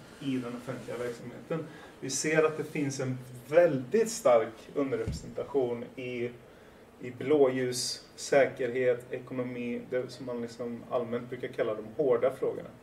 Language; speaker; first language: Swedish; early bilingual, other home language; Persian